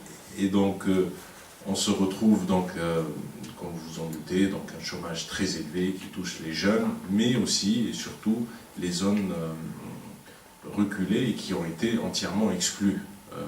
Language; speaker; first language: French; non-native, local second language; Arabic